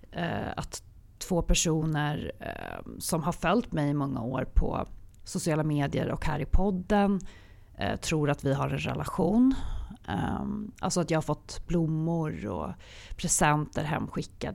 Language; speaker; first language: Swedish; native; Swedish